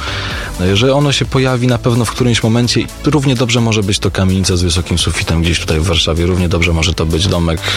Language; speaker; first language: Polish; native; Polish